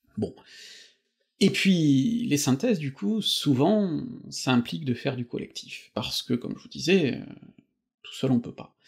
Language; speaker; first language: French; native; French